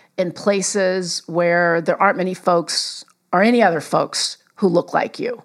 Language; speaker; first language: English; native; English